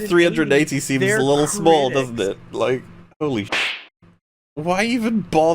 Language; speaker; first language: English; native; English